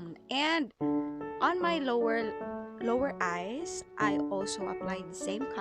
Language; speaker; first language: English; non-native, local second language; Filipino